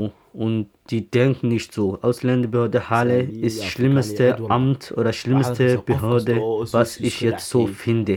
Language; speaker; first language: German; non-native, learner; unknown